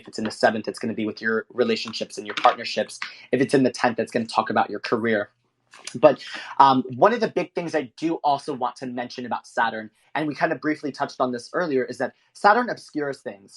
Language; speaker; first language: English; native; English